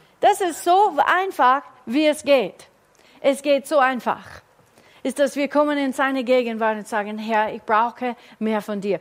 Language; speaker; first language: German; non-native, fluent; English